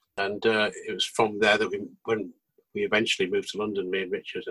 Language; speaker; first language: English; native; English